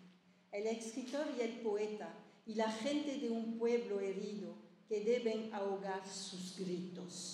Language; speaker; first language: Spanish; early bilingual, heritage; French